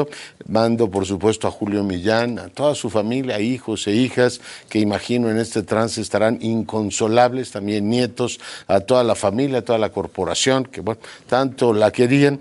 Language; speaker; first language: Spanish; native; Spanish